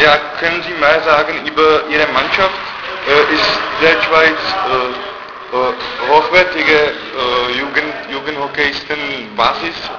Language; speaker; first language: German; non-native, learner; Czech